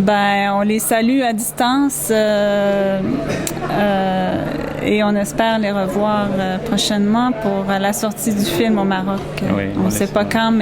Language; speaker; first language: French; native; French